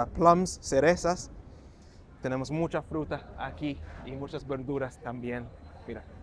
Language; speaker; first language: Spanish; non-native, fluent; English